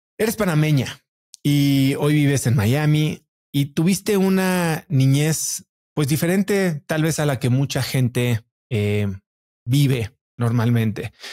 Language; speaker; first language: Spanish; native; Spanish